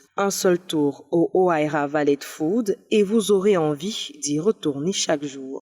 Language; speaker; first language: French; native; French